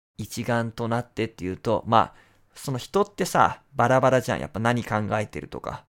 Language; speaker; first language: Japanese; native; Japanese